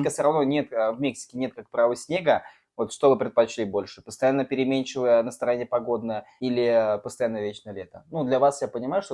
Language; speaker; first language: Russian; native; Russian